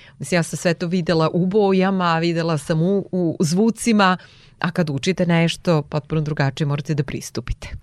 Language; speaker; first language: Serbian; non-native, local second language; Hungarian